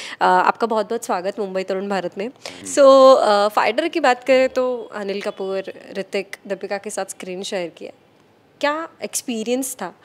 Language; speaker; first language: Hindi; non-native, local second language; Marathi